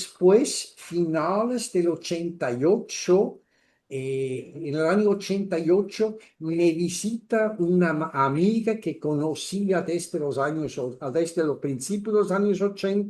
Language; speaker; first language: Spanish; non-native, fluent; German